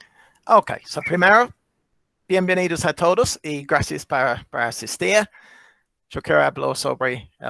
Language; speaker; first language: Spanish; non-native, fluent; English